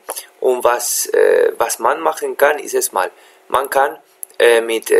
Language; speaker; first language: German; non-native, fluent; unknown